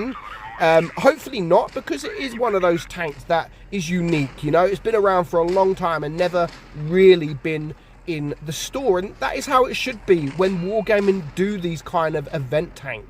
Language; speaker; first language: English; native; English